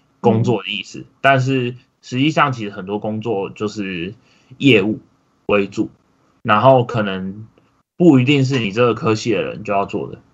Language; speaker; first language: Chinese; native; Chinese